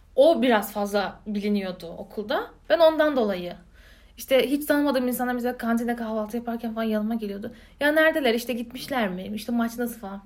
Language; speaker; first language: Turkish; native; Turkish